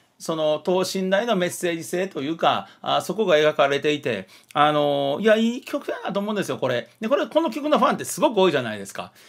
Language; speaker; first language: Japanese; native; Japanese